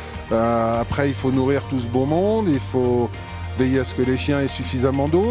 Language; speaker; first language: French; native; French